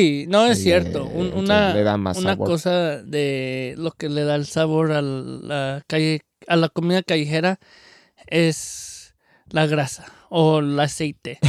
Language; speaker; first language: Spanish; early bilingual, heritage; Spanish